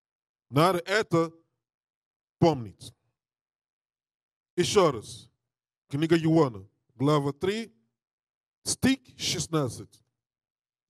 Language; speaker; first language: Russian; non-native, learner; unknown